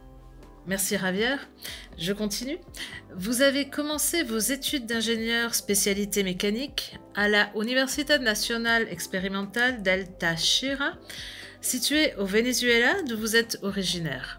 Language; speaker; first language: French; native; French